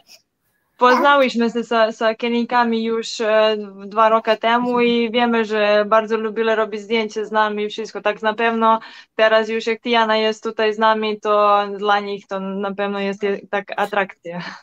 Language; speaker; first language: Polish; non-native, learner; Serbian